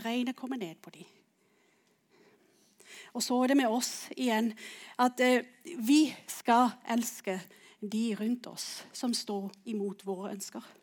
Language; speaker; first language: Norwegian; non-native, fluent; English